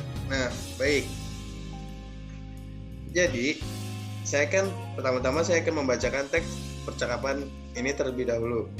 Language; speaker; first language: Indonesian; native; Indonesian